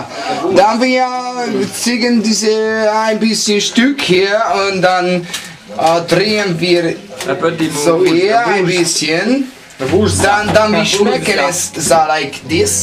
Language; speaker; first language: German; non-native, learner; Hungarian